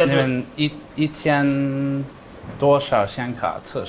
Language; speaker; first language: Chinese; non-native, learner; English